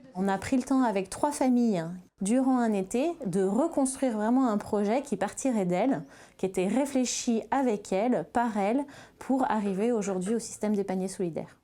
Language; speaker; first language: French; native; French